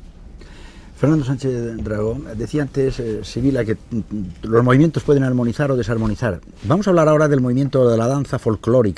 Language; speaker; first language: Spanish; native; Spanish